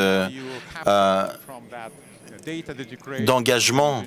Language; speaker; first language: French; native; French